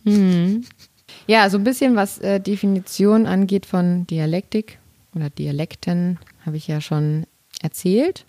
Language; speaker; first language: German; native; German